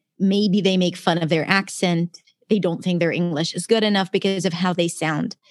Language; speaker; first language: English; non-native, fluent; Hebrew